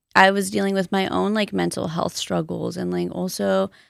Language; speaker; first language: English; native; English